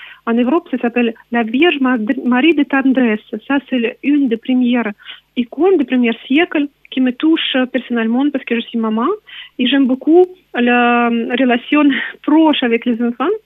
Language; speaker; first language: French; non-native, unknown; Russian